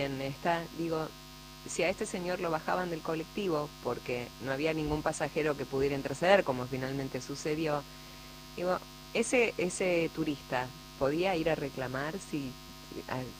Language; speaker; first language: Spanish; native; Spanish